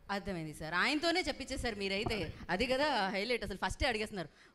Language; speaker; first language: Telugu; native; Telugu